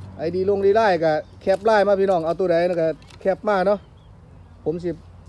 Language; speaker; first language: Thai; native; Thai